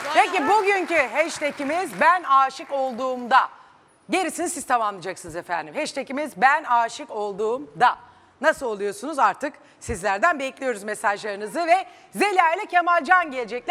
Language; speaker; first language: Turkish; native; Turkish